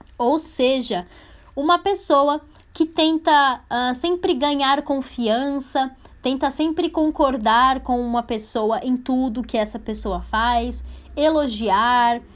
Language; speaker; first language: Portuguese; native; Portuguese